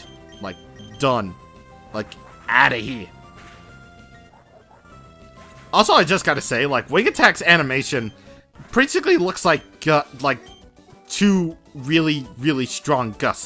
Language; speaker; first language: English; native; English